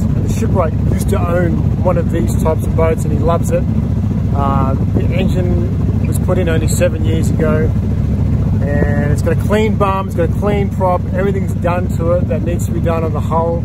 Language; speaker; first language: English; native; English